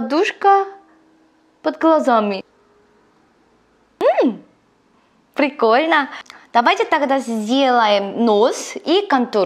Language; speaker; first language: Russian; non-native, learner; Korean